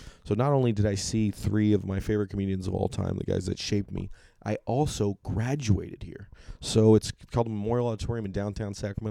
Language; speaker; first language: English; native; English